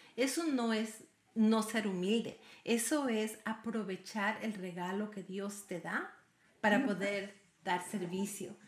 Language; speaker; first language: Spanish; native; Spanish